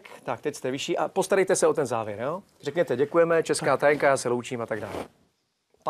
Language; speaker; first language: Czech; native; Czech